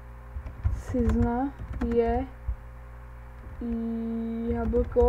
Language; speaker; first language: Polish; non-native, learner; Czech